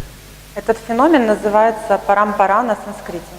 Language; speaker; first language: Russian; native; Russian